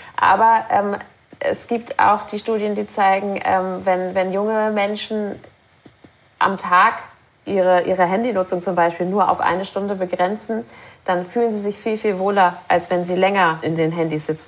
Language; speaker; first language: German; native; German